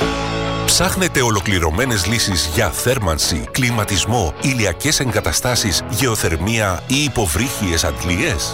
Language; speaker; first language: Greek; native; Greek